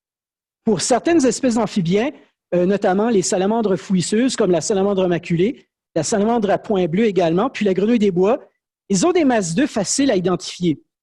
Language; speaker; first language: French; native; French